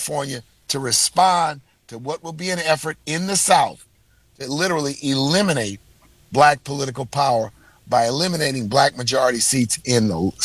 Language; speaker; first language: English; native; English